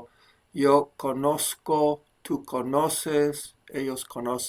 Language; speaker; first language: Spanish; non-native, fluent; English